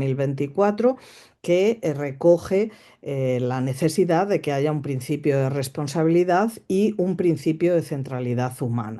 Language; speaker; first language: Spanish; native; Spanish